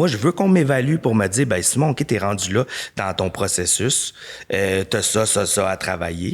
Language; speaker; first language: French; native; French